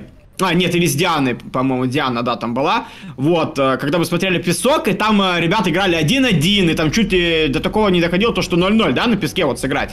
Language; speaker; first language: Russian; native; Russian